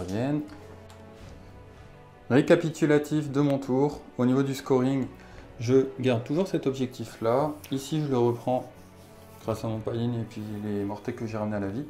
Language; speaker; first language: French; native; French